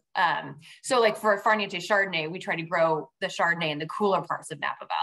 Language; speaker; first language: English; native; English